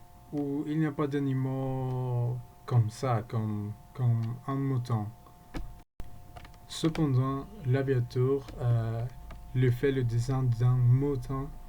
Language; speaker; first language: French; non-native, learner; Spanish